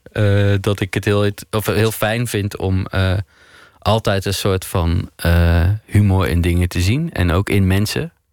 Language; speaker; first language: Dutch; native; Dutch